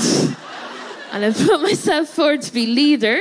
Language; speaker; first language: English; native; English